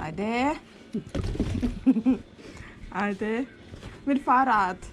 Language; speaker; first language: German; non-native, learner; Thai